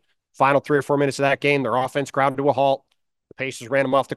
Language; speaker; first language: English; native; English